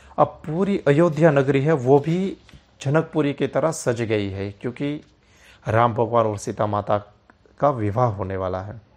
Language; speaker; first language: Hindi; non-native, local second language; Gujarati